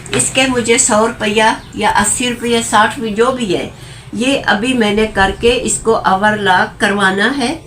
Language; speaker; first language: Urdu; non-native, local second language; Punjabi